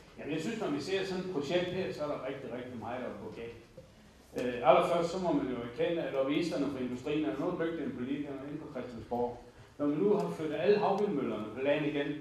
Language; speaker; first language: Danish; native; Danish